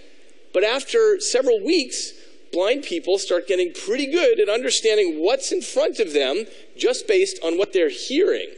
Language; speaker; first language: English; native; English